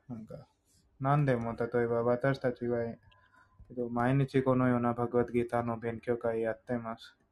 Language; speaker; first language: Japanese; non-native, fluent; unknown